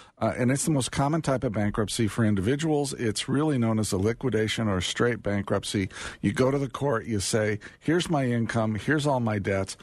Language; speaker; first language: English; native; English